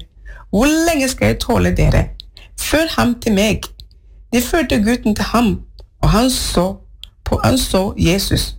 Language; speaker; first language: Norwegian; non-native, fluent; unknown